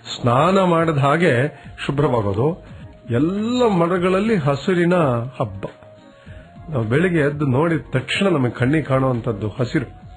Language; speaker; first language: Kannada; native; Kannada